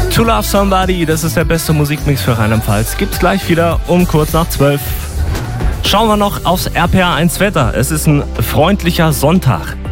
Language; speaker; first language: German; native; German